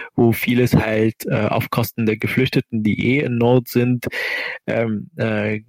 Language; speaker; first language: German; non-native, fluent; Arabic